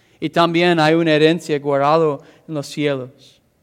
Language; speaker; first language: Spanish; non-native, fluent; English